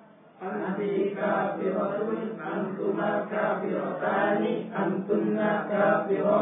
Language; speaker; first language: Arabic; non-native, learner; Indonesian